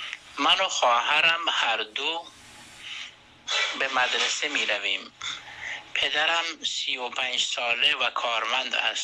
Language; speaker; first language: Persian; non-native, fluent; Urdu